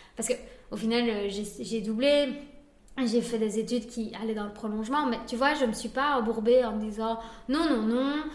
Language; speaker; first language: French; early bilingual, other home language; Spanish